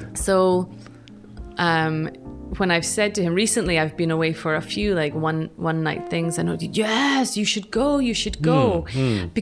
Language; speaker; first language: English; native; English